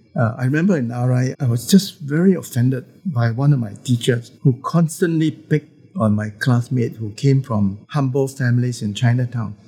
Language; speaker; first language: English; non-native, local second language; Chinese